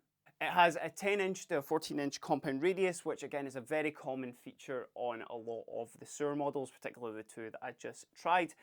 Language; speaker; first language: English; native; English